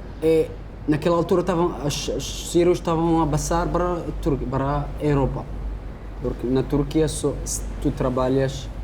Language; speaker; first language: Portuguese; non-native, learner; Arabic